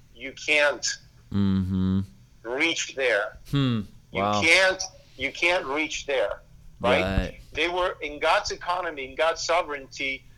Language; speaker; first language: English; early bilingual, other home language; Spanish